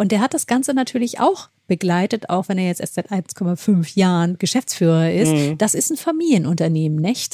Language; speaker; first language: German; native; German